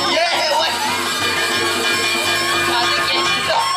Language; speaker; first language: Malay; non-native, local second language; Balinese